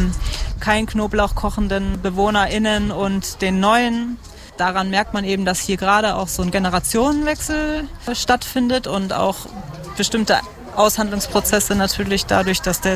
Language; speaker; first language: German; native; German